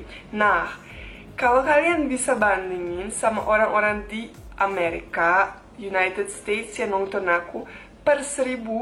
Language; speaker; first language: Indonesian; non-native, fluent; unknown